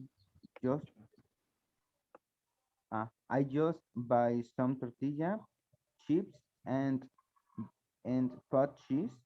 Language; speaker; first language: English; non-native, learner; Spanish